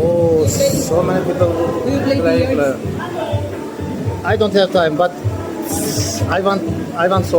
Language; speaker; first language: English; non-native, learner; Turkish